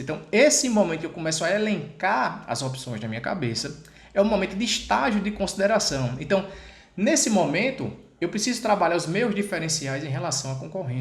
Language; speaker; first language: Portuguese; native; Portuguese